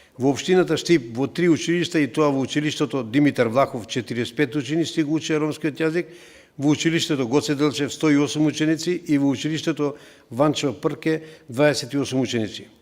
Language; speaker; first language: Macedonian; non-native, local second language; Romany